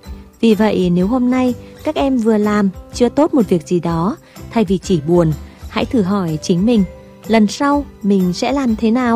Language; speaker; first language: Vietnamese; native; Vietnamese